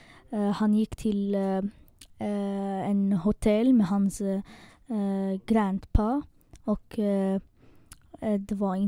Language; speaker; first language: Swedish; non-native, learner; English